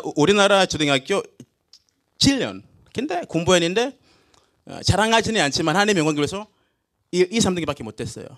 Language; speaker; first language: Korean; non-native, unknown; Swahili